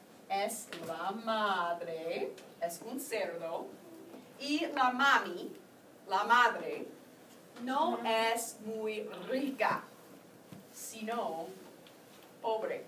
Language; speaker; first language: Spanish; non-native, fluent; English